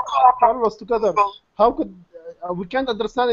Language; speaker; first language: English; non-native, learner; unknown